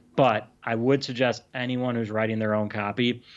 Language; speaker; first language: English; native; English